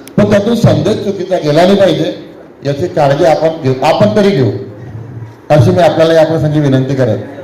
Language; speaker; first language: Marathi; non-native, local second language; Haryanvi